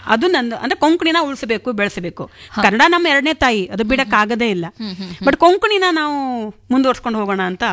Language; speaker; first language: Kannada; non-native, local second language; Konkani